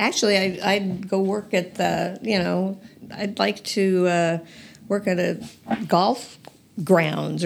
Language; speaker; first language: English; native; English